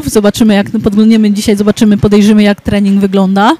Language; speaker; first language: Polish; native; Polish